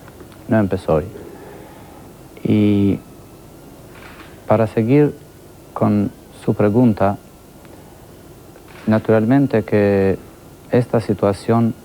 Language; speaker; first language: Spanish; non-native, fluent; Albanian